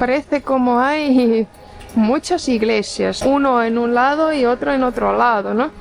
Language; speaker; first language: Spanish; non-native, fluent; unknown